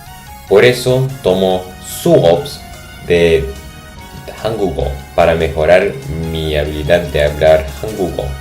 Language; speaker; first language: Spanish; non-native, fluent; English